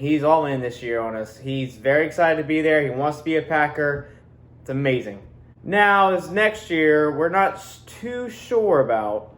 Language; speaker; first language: English; native; English